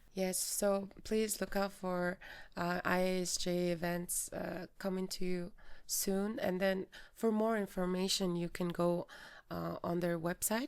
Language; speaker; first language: English; non-native, fluent; Mongolian